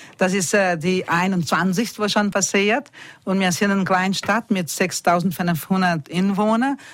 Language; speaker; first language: German; early bilingual, heritage; German